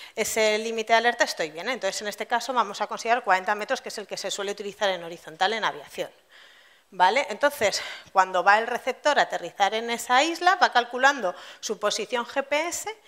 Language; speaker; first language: Spanish; native; Spanish